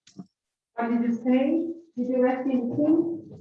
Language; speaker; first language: English; non-native, learner; Portuguese